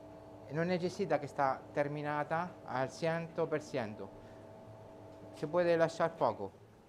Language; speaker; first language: Spanish; non-native, learner; Italian